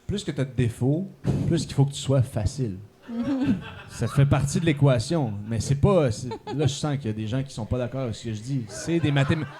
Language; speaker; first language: French; native; French